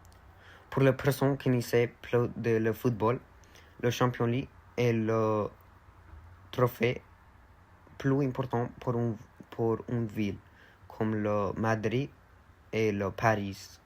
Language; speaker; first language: French; non-native, learner; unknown